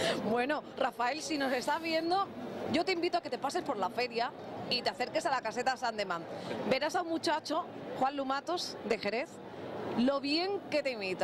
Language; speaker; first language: Spanish; native; Spanish